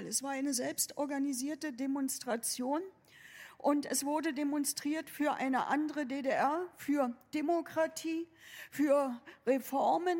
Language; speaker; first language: German; native; German